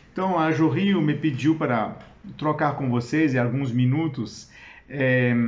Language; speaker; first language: Portuguese; non-native, fluent; French